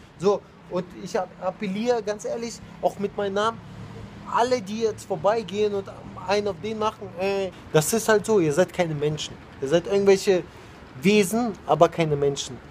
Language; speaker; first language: German; non-native, fluent; Russian